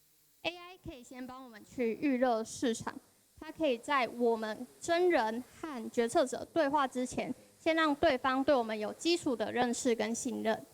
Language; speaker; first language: Chinese; native; Chinese